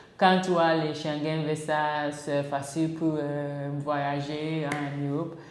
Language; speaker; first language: French; non-native, learner; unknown